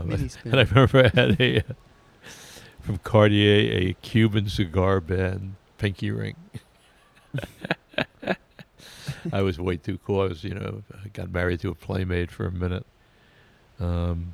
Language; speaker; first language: English; native; English